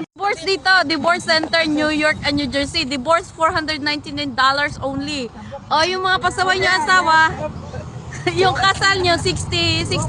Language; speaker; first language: Filipino; non-native, local second language; Cebuano